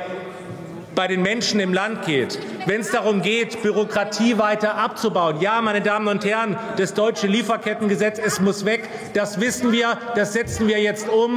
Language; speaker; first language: German; native; German